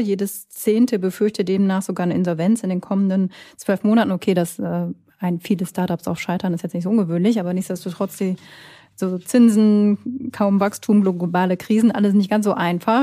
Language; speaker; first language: German; native; German